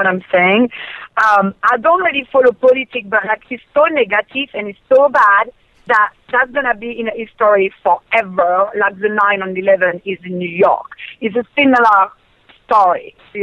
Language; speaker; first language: English; non-native, fluent; French